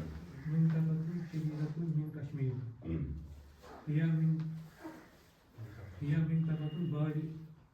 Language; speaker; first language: Arabic; non-native, learner; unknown